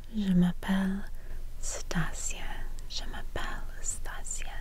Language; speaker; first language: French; non-native, learner; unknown